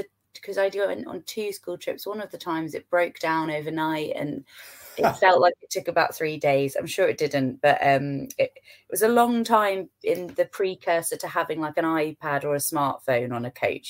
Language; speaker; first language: English; native; English